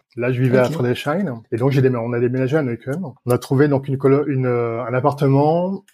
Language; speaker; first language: French; native; French